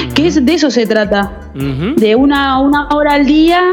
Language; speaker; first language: Spanish; native; Spanish